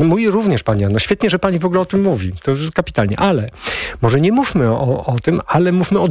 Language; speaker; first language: Polish; native; Polish